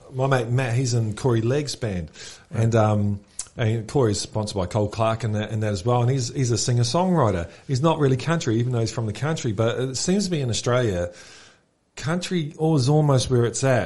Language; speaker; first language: English; native; English